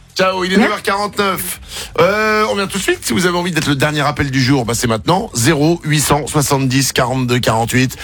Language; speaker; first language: French; native; French